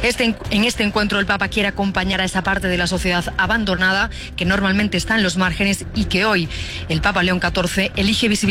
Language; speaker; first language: Spanish; native; Spanish